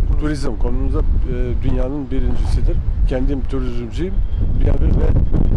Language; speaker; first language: Turkish; non-native, learner; Macedonian